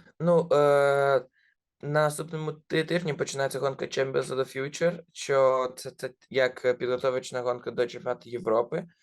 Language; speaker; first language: Ukrainian; non-native, local second language; Russian